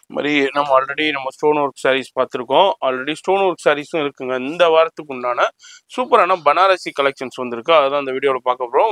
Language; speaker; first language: Tamil; native; Tamil